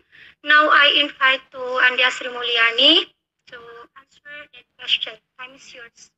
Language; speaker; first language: English; non-native, learner; Indonesian